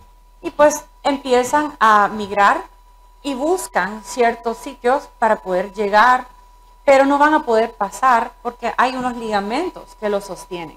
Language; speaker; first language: Spanish; native; Spanish